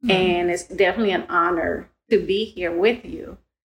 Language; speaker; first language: English; early bilingual, other home language; Spanish